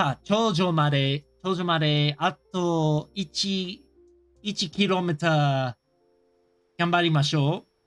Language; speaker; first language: Japanese; non-native, learner; English